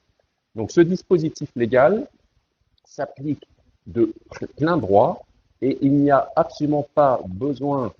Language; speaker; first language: French; native; French